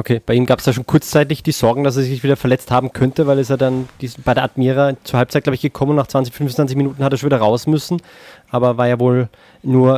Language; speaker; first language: German; native; German